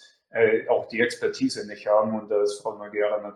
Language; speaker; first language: German; native; German